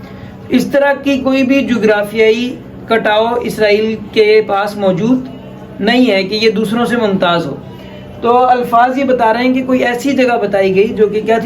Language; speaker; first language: Urdu; native; Urdu